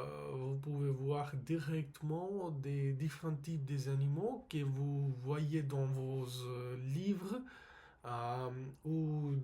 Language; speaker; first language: French; non-native, learner; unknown